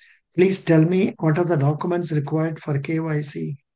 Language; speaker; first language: English; non-native, local second language; Telugu